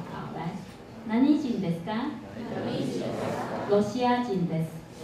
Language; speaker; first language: Japanese; non-native, fluent; Chinese